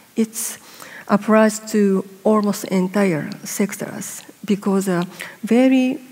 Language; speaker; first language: English; non-native, fluent; Japanese